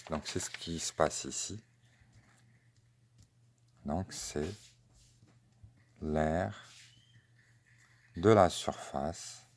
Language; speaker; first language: French; native; French